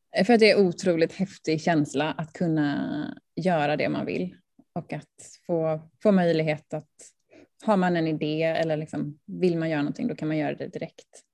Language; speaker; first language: Swedish; native; Swedish